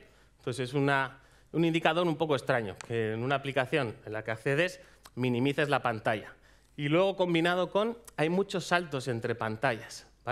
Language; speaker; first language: Spanish; native; Spanish